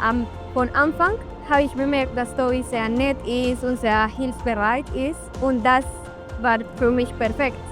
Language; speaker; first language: German; non-native, fluent; Spanish